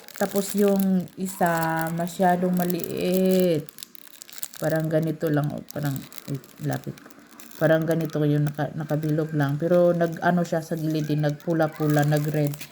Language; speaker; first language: Filipino; non-native, local second language; Cebuano